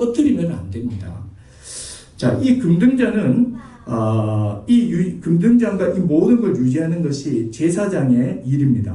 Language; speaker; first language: Korean; native; Korean